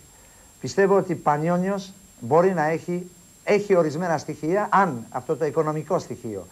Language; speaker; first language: Greek; non-native, fluent; Polish